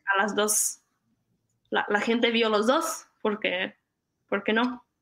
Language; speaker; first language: Spanish; non-native, fluent; Czech